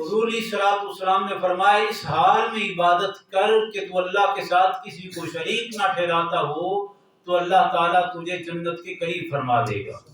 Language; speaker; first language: Urdu; native; Urdu